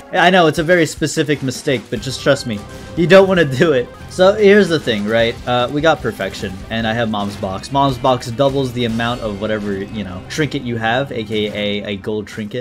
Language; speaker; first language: English; native; English